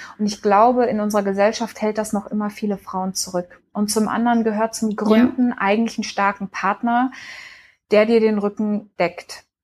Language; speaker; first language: German; early bilingual, heritage; German